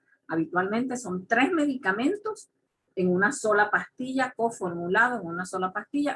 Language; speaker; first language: Spanish; native; Spanish